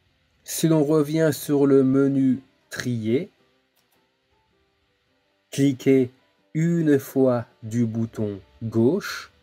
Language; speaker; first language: French; native; French